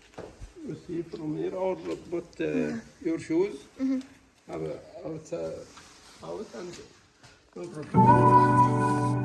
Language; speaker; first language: English; non-native, learner; Arabic